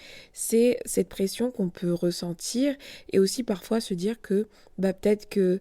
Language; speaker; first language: French; native; French